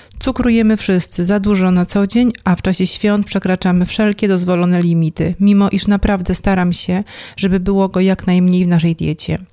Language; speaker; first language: Polish; native; Polish